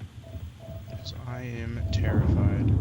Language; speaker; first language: English; native; English